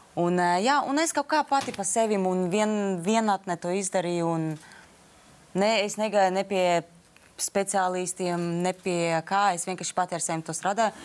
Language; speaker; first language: Latvian; non-native, local second language; Russian